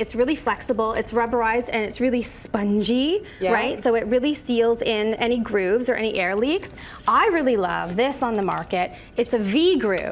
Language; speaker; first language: English; native; English